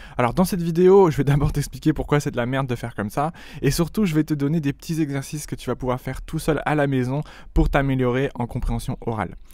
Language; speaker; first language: French; native; French